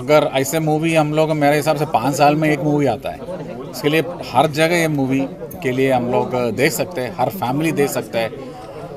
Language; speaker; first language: Hindi; non-native, local second language; Malayalam